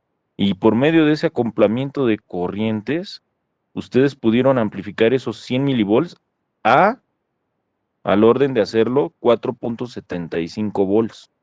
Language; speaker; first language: Spanish; native; Spanish